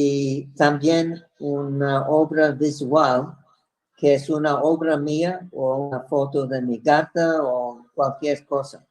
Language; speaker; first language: Spanish; non-native, fluent; English